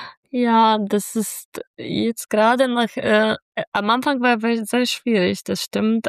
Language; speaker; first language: German; non-native, fluent; Polish